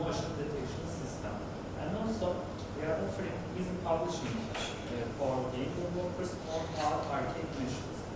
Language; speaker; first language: English; non-native, learner; Turkish